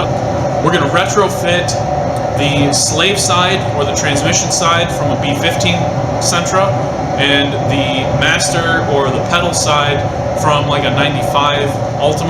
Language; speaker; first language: English; native; English